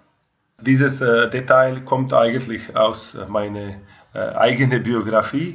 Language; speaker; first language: German; non-native, fluent; Croatian